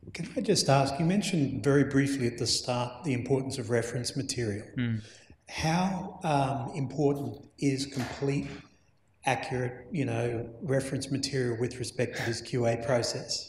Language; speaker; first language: English; native; English